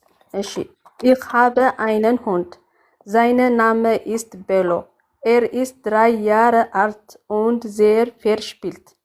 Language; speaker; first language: German; non-native, learner; Amharic